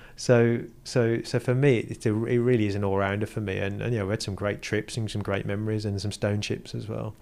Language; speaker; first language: English; native; English